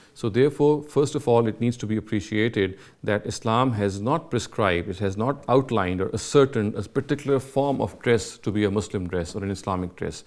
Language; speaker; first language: English; non-native, local second language; Urdu